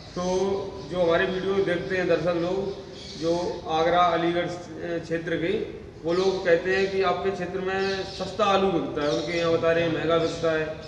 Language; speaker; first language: Hindi; native; Hindi